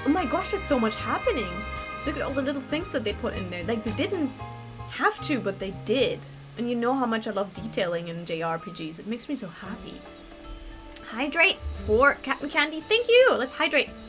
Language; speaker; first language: English; non-native, fluent; German